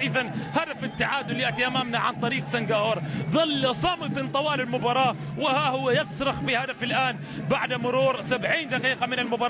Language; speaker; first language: Arabic; native; Arabic